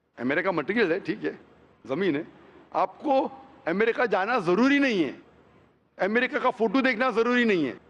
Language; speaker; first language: Hindi; non-native, local second language; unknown